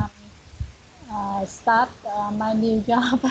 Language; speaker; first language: English; non-native, learner; Vietnamese